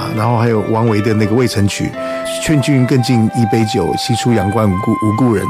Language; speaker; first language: Chinese; native; Chinese